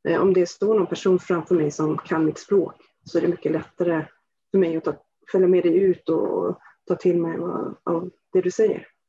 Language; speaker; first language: Swedish; native; Swedish